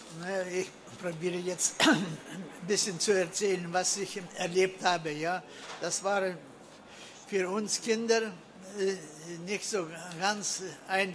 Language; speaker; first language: German; early bilingual, heritage; German